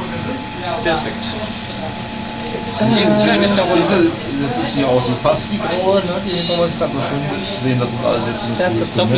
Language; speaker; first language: German; native; German